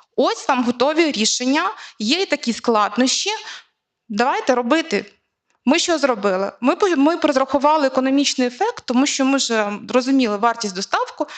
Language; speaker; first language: Ukrainian; native; Ukrainian